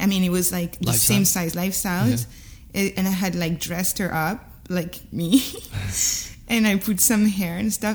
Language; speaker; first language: English; non-native, fluent; French